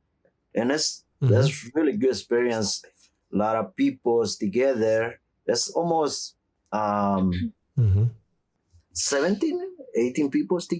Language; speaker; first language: English; non-native, learner; Spanish